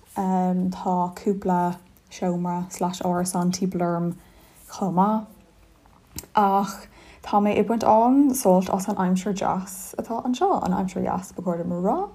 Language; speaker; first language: Irish; non-native, local second language; English